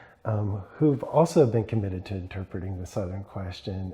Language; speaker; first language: English; native; English